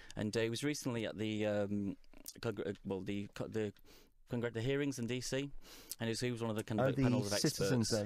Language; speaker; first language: English; native; English